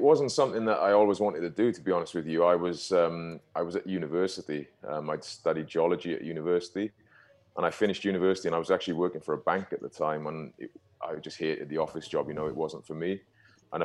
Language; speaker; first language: English; native; English